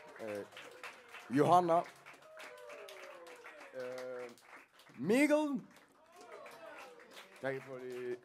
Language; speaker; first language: Swedish; non-native, fluent; English